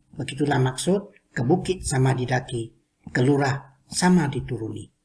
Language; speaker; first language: Malay; non-native, local second language; Chinese